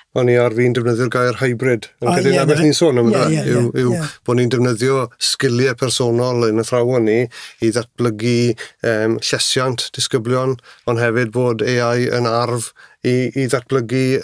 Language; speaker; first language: Welsh; native; Welsh